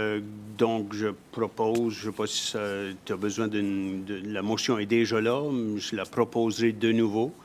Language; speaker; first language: French; native; French